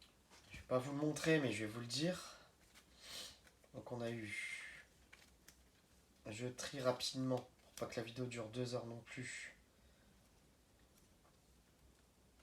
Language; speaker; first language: French; native; French